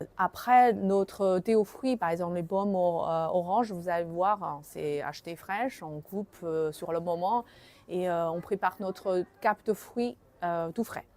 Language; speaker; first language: French; non-native, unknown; Chinese